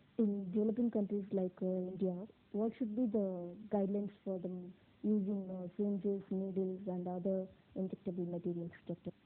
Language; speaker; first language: English; non-native, local second language; Tamil